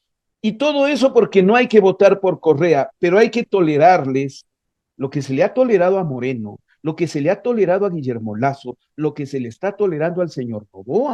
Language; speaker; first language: Spanish; native; Spanish